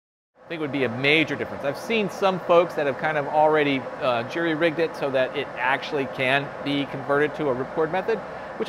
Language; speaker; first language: English; native; English